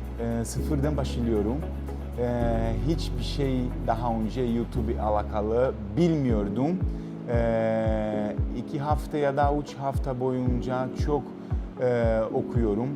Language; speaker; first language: Turkish; non-native, learner; Portuguese